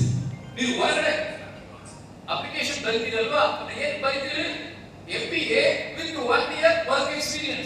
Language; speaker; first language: Kannada; non-native, local second language; Telugu